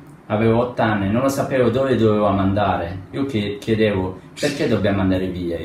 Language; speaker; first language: Italian; non-native, fluent; Persian